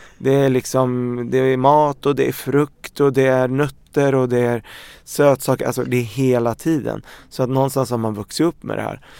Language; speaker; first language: Swedish; early bilingual, other home language; Arabic